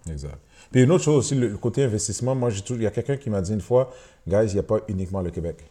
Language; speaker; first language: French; early bilingual, other home language; Haitian Creole